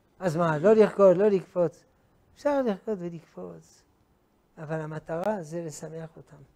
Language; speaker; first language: Hebrew; non-native, fluent; French